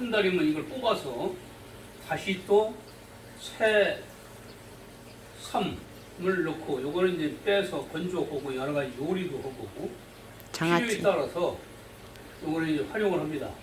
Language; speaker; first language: Korean; native; Korean